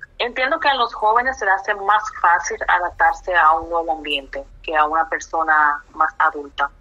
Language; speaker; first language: Spanish; native; Spanish